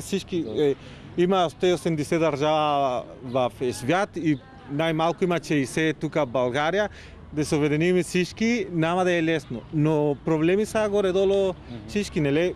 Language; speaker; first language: Bulgarian; non-native, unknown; Spanish